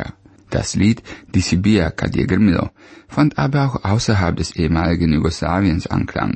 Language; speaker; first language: German; native; German